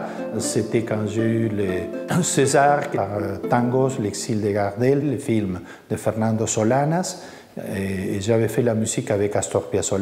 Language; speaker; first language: French; non-native, fluent; Spanish